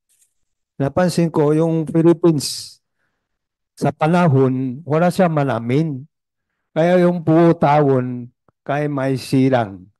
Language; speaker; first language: Filipino; non-native, learner; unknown